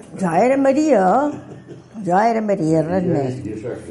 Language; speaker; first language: Catalan; native; Catalan